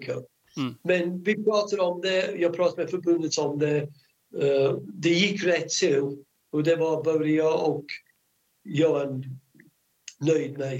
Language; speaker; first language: Swedish; non-native, fluent; English